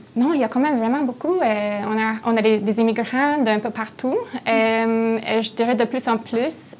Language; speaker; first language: French; non-native, fluent; English